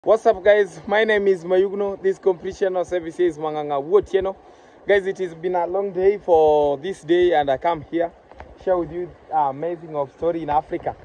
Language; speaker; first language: English; non-native, learner; Swahili